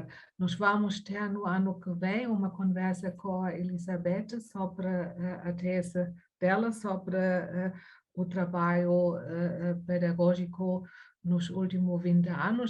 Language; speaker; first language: Portuguese; non-native, fluent; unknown